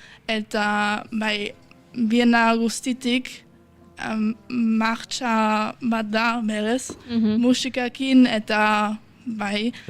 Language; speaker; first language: Basque; non-native, fluent; German